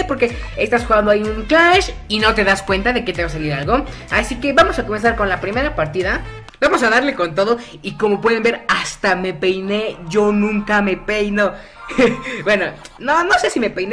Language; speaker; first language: Spanish; native; Spanish